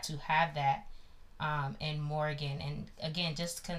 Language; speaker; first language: English; native; English